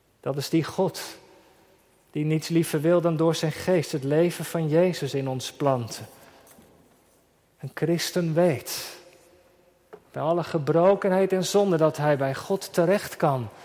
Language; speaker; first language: Dutch; native; Dutch